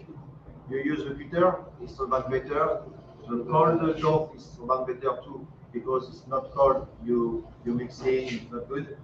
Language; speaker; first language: English; non-native, learner; French